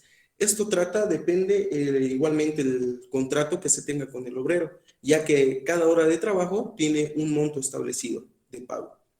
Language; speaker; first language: Spanish; native; Spanish